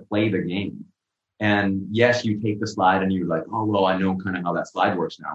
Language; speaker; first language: English; non-native, local second language; Urdu